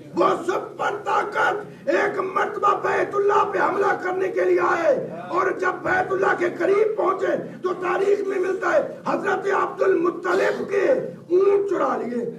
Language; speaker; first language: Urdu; non-native, local second language; Punjabi